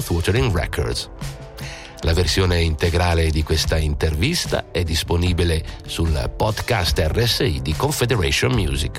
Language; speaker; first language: Italian; native; Italian